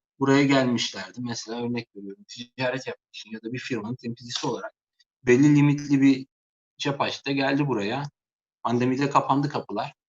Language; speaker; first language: Turkish; native; Turkish